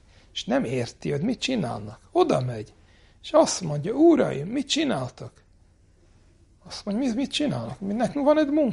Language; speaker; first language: Hungarian; non-native, fluent; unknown